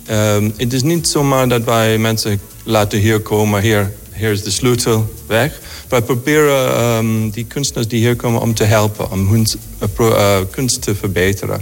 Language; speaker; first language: Dutch; non-native, fluent; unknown